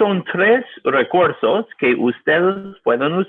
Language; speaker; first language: Spanish; non-native, learner; English